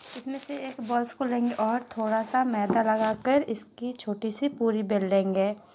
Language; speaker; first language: Hindi; native; Hindi